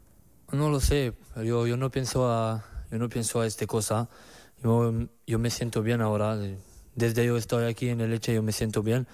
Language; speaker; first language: Spanish; non-native, learner; French